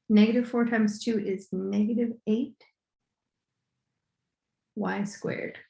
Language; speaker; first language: English; native; English